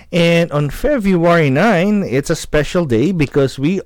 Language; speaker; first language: English; non-native, local second language; Filipino